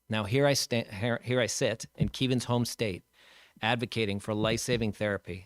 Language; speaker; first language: English; native; English